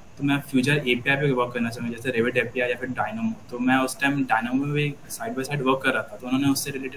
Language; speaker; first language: Hindi; native; Hindi